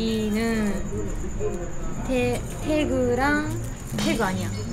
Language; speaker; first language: Korean; non-native, learner; Japanese